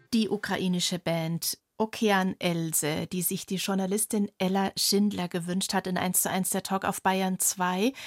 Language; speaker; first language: German; native; German